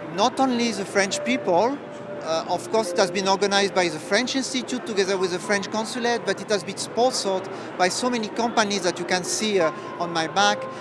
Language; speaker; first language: English; non-native, fluent; French